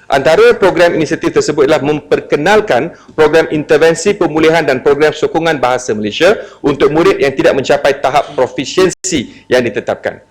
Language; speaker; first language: Malay; native; Malay